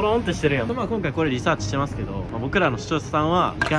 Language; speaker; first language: Japanese; native; Japanese